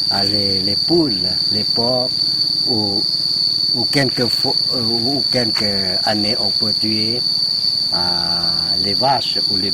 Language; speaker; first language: French; non-native, fluent; Lao